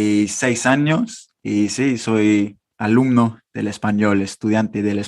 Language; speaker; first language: Spanish; non-native, fluent; English